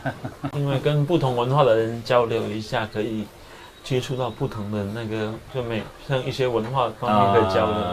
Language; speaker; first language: Chinese; native; Chinese